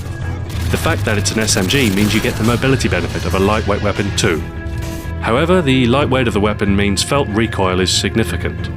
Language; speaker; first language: English; native; English